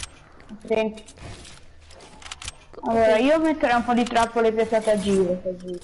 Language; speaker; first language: Italian; native; Italian